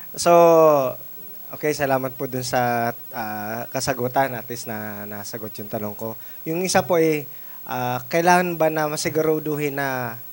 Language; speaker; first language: Filipino; non-native, local second language; Bikol